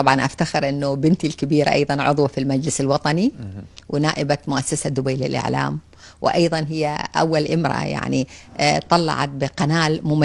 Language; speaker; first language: Arabic; native; Arabic